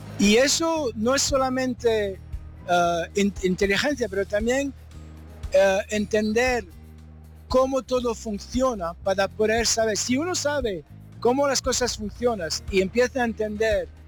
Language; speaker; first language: Spanish; early bilingual, heritage; French